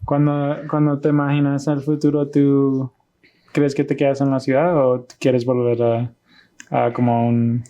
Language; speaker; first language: Spanish; early bilingual, other home language; English